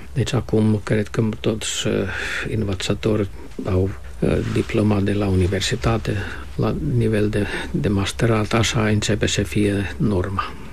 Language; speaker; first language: Romanian; non-native, fluent; Finnish